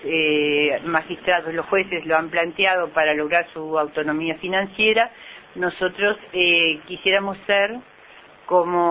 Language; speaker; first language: Spanish; native; Spanish